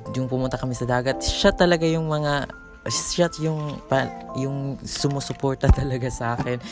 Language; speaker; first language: Filipino; non-native, local second language; Cebuano